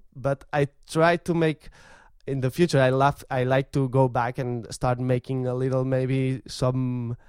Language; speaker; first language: English; non-native, fluent; Catalan